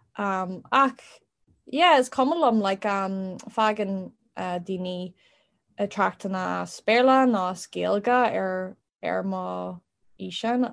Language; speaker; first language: Irish; non-native, local second language; English